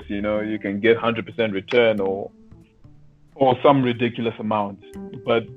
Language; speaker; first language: English; non-native, local second language; Shona